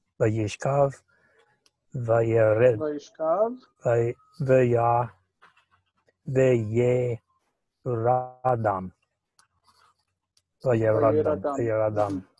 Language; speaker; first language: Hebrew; non-native, learner; English